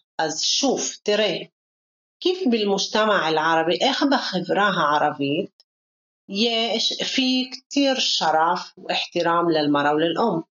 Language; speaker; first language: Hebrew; non-native, local second language; Arabic